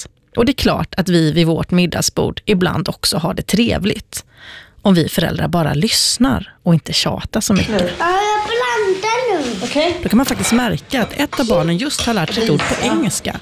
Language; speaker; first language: Swedish; native; Swedish